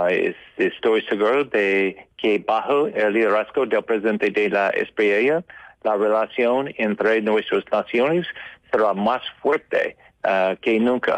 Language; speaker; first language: Spanish; non-native, learner; English